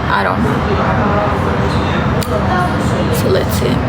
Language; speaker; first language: English; non-native, fluent; Turkish